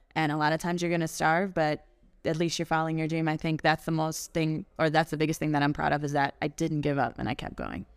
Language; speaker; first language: English; early bilingual, other home language; German